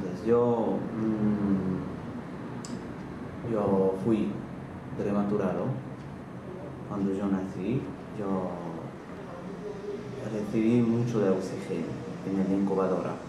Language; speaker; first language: Spanish; non-native, fluent; Hungarian